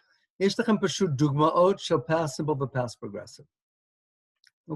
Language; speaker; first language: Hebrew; non-native, fluent; English